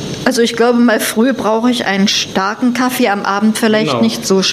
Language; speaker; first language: German; native; German